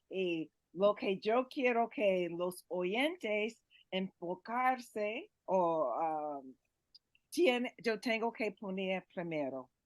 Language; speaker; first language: Spanish; non-native, learner; English